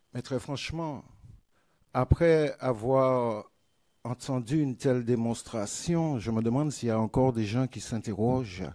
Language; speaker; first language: French; native; French